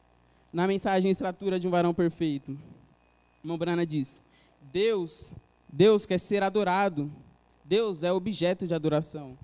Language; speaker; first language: Portuguese; native; Portuguese